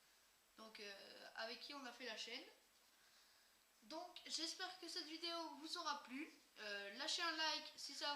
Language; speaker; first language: French; native; French